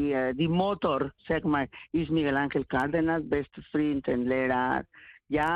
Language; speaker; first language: Dutch; non-native, learner; Spanish